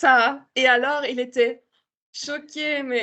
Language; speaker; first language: French; native; French